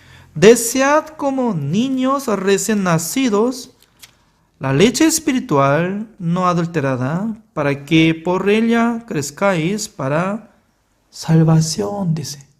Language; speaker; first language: Spanish; non-native, fluent; Korean